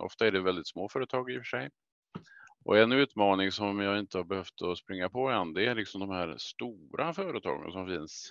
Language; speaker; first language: Swedish; native; Swedish